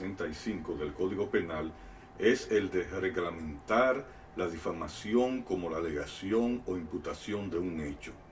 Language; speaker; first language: Spanish; native; Spanish